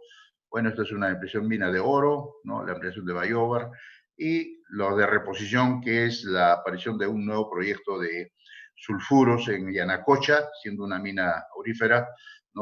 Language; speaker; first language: Spanish; native; Spanish